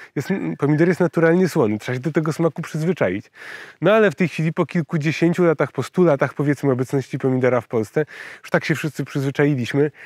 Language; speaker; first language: Polish; native; Polish